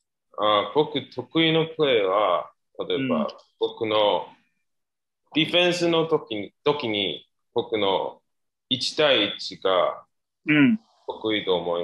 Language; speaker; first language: Japanese; non-native, learner; Chinese